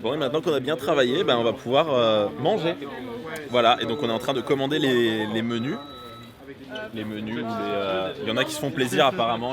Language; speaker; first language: French; native; French